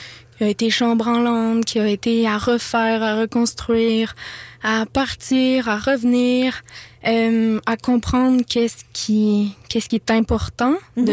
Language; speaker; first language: French; native; French